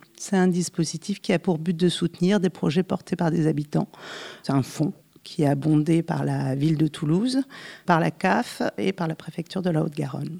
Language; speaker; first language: French; native; French